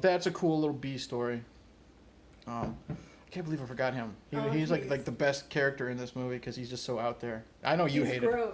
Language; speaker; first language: English; native; English